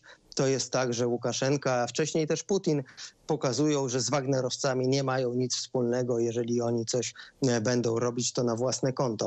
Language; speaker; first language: Polish; native; Polish